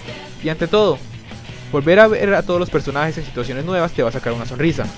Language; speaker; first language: Spanish; native; Spanish